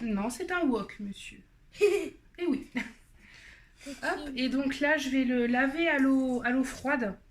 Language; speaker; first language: French; native; French